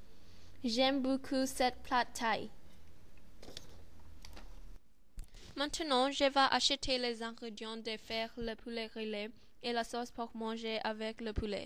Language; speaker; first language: French; non-native, learner; Thai